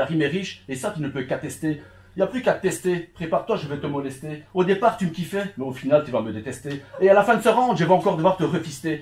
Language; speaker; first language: French; early bilingual, other home language; Turkish